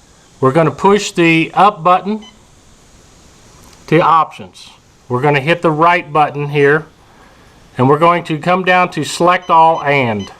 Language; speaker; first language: English; native; English